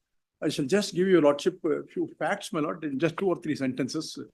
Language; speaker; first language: English; non-native, local second language; Kannada